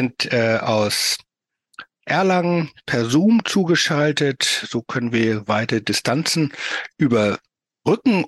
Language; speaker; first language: German; native; German